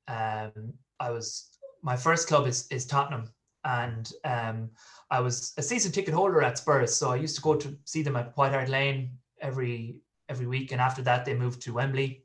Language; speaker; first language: English; native; English